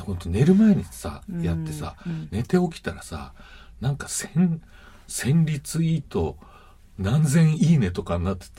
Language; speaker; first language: Japanese; native; Japanese